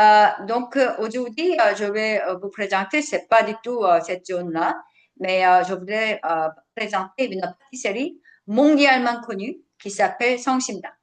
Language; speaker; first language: French; non-native, fluent; Korean